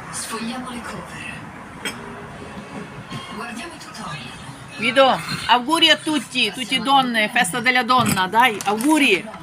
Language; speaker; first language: Italian; non-native, learner; Ukrainian